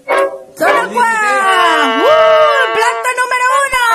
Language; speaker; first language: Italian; non-native, learner; Spanish